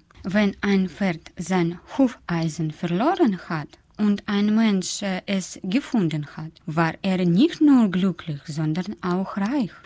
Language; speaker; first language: German; non-native, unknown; Russian